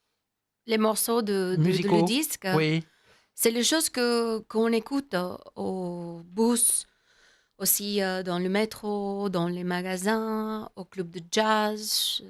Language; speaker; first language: French; non-native, learner; English